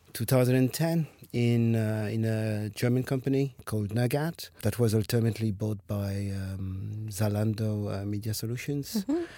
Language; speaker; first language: English; non-native, fluent; French